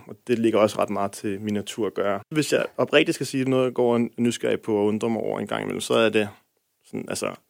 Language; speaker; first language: Danish; native; Danish